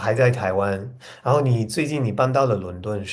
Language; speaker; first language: Chinese; non-native, fluent; English